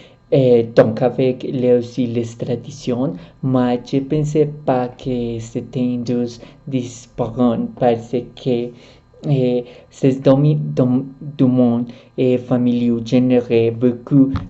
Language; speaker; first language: French; non-native, learner; Spanish